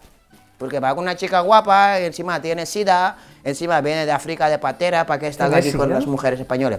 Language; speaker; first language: Spanish; non-native, fluent; Wolof